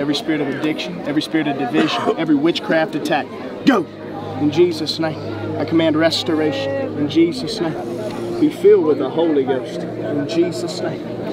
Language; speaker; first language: English; native; English